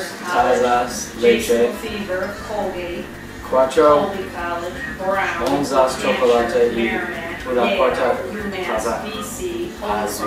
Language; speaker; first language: Spanish; non-native, learner; English